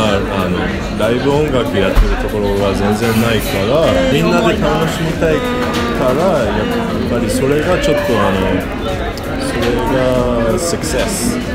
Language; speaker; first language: Japanese; non-native, fluent; English